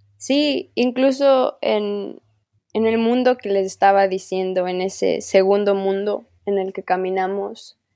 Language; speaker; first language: Spanish; non-native, local second language; Quechua